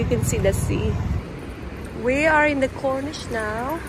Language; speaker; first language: English; non-native, local second language; Filipino